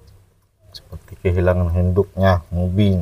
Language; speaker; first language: Indonesian; native; Indonesian